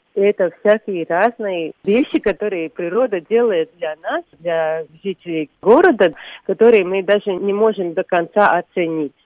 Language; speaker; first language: Russian; non-native, local second language; Latvian